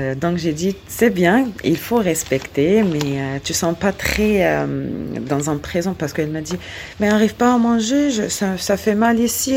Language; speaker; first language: French; non-native, learner; Arabic